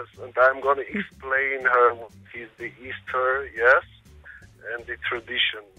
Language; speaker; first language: English; non-native, learner; Armenian